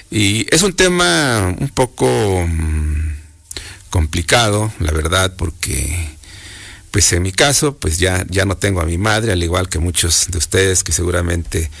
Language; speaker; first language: Spanish; native; Spanish